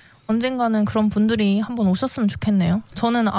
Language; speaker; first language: Korean; native; Korean